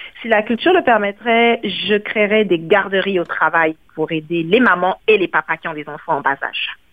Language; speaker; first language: French; non-native, local second language; Kongo